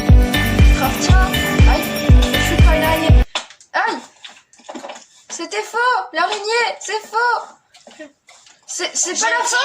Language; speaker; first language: French; native; French